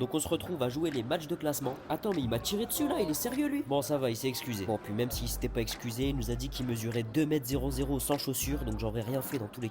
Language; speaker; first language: French; native; French